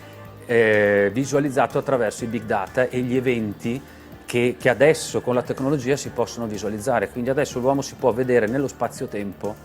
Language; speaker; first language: Italian; native; Italian